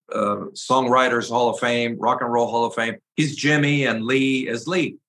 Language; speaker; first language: English; early bilingual, other home language; Spanish